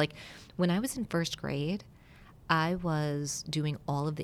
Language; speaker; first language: English; native; English